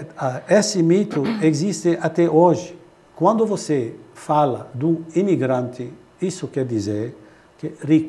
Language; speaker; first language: Portuguese; non-native, fluent; Arabic